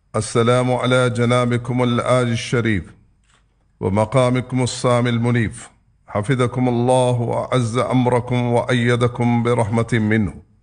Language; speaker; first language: Arabic; non-native, fluent; Tamil